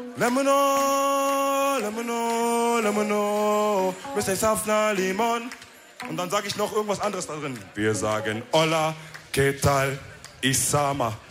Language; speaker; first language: German; early bilingual, other home language; Wolof